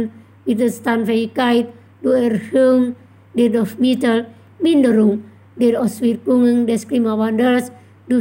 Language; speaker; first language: German; non-native, fluent; Indonesian